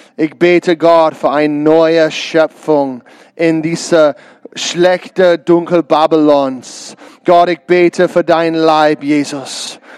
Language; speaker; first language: German; non-native, learner; English